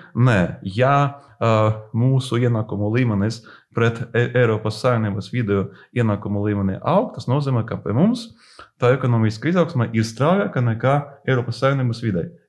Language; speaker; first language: Latvian; non-native, local second language; Russian